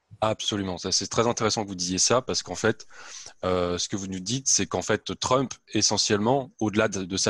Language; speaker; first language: French; native; French